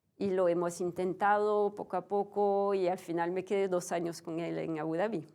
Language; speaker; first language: Spanish; non-native, fluent; French